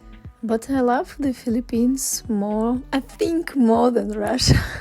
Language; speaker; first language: English; non-native, fluent; Russian